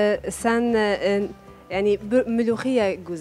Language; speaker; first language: Turkish; non-native, learner; Arabic